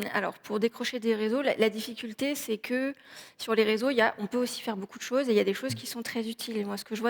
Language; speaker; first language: French; native; French